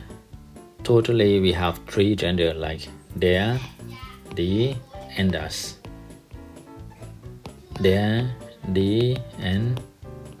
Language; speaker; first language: German; non-native, fluent; Thai